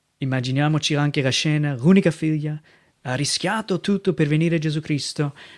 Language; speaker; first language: Italian; non-native, fluent; English